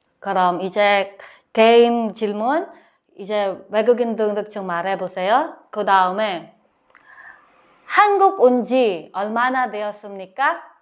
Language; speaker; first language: Korean; non-native, fluent; Filipino